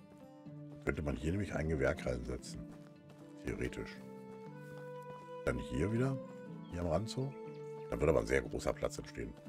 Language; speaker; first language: German; native; German